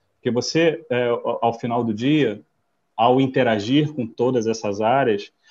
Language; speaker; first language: Portuguese; non-native, fluent; English